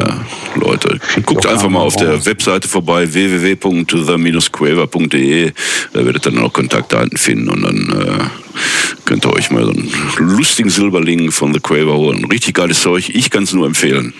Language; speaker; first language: German; native; German